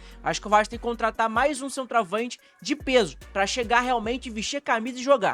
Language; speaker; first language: Portuguese; native; Portuguese